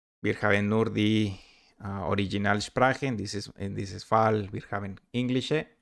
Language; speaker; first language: German; non-native, learner; Spanish